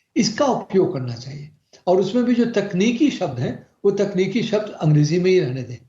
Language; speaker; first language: Hindi; native; Hindi